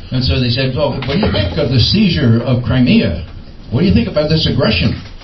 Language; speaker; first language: English; native; English